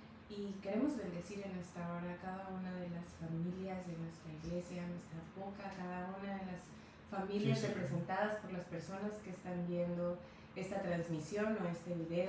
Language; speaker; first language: Spanish; native; Spanish